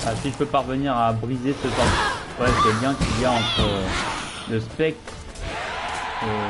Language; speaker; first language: French; native; French